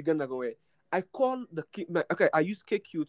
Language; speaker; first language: English; non-native, local second language; Krio